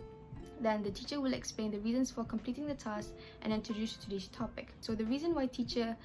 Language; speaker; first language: English; non-native, local second language; Malay